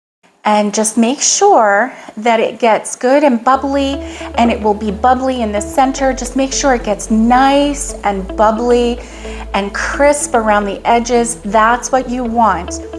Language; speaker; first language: English; native; English